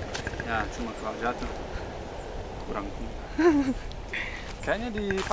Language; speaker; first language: Indonesian; non-native, fluent; English